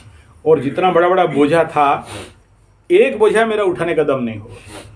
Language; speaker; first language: Hindi; non-native, local second language; Odia